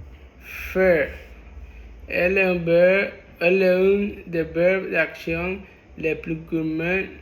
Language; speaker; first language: French; non-native, learner; Spanish